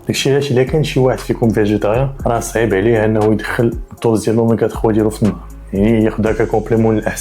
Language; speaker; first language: Arabic; native; Arabic